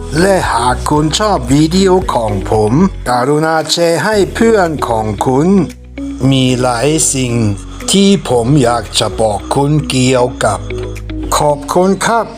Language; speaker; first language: Thai; non-native, fluent; German